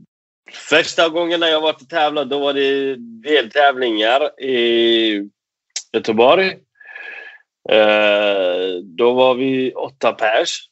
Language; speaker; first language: Swedish; non-native, fluent; Persian